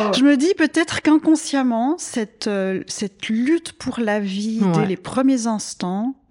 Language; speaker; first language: French; native; French